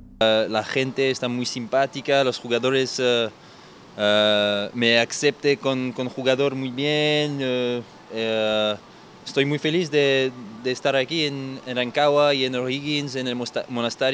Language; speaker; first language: Spanish; non-native, learner; French